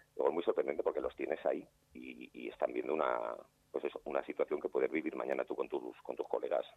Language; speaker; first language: Spanish; native; Spanish